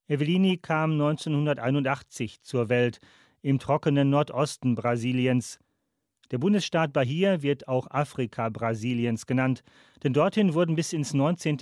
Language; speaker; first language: German; native; German